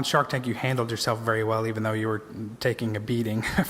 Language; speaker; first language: English; native; English